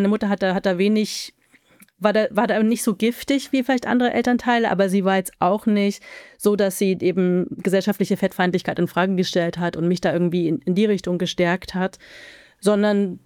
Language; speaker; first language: German; native; German